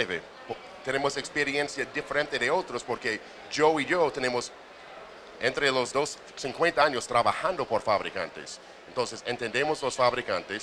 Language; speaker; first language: Spanish; non-native, fluent; English